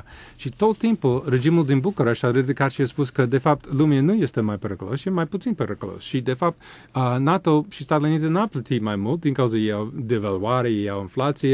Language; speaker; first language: Romanian; non-native, fluent; English